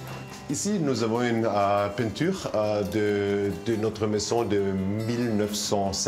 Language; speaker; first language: French; non-native, fluent; German